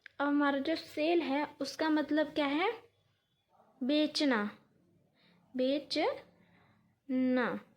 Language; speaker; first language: Hindi; native; Hindi